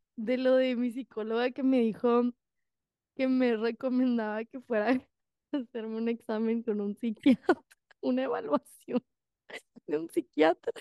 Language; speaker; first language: Spanish; early bilingual, heritage; Spanish